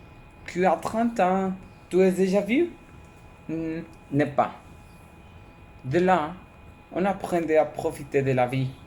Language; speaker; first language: French; non-native, learner; Spanish